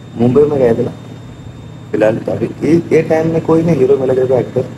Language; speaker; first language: Hindi; non-native, local second language; Marathi